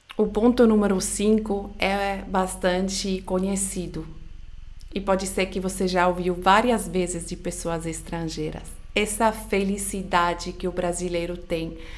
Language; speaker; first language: Portuguese; non-native, fluent; Swiss German